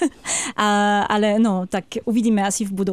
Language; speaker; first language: Czech; non-native, fluent; French